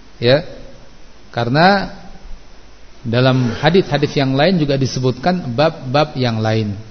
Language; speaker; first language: Indonesian; native; Indonesian